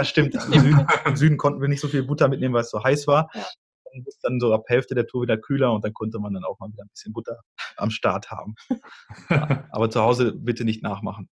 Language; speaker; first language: German; native; German